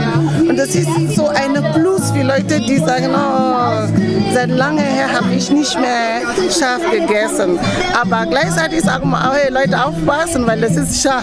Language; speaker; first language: German; non-native, fluent; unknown